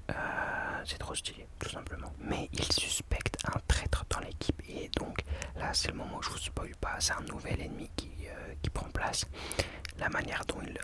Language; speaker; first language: French; native; French